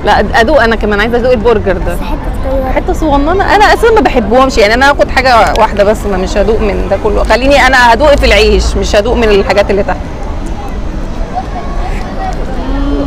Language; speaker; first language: Arabic; native; Arabic